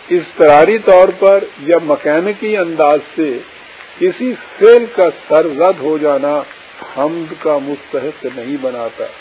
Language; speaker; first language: Urdu; native; Urdu